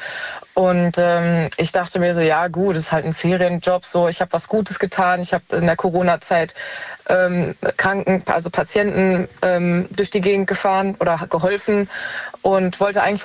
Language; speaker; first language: German; native; German